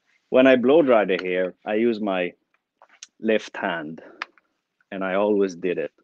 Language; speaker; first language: English; non-native, fluent; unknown